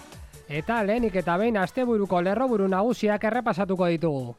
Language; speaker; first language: Basque; native; Basque